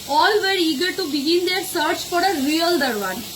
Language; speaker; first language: English; non-native, local second language; Bangla